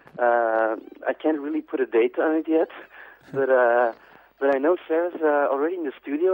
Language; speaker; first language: English; non-native, fluent; Dutch